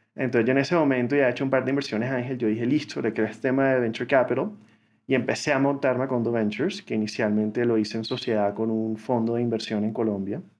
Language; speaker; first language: Spanish; native; Spanish